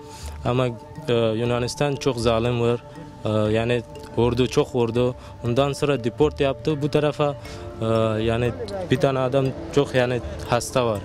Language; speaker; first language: Turkish; non-native, learner; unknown